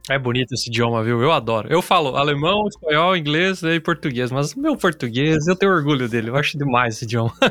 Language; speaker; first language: Portuguese; native; Portuguese